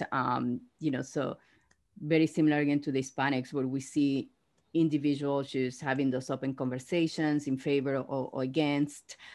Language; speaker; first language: English; non-native, fluent; Spanish